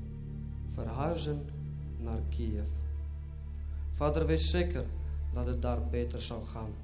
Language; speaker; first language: Dutch; non-native, fluent; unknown